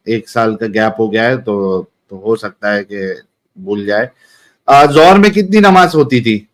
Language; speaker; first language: Hindi; native; Hindi